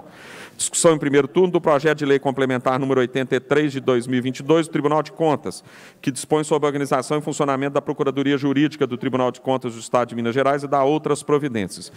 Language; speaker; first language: Portuguese; native; Portuguese